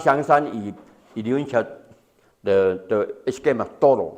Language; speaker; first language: Spanish; non-native, learner; Chinese